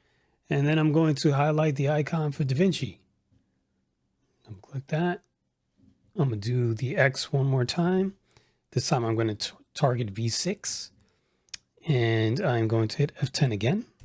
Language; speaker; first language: English; native; English